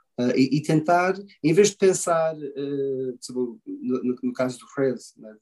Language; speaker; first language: Portuguese; early bilingual, heritage; Portuguese